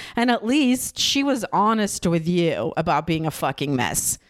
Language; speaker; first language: English; non-native, fluent; Russian